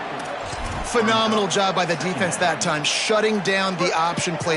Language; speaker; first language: English; native; English